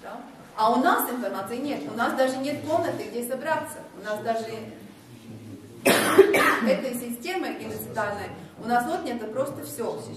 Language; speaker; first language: Russian; non-native, local second language; Latvian